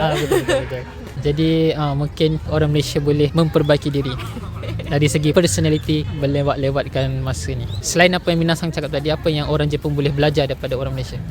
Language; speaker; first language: Malay; native; Malay